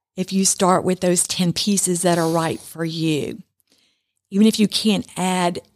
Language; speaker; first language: English; native; English